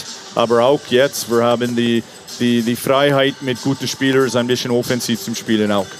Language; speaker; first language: German; non-native, fluent; English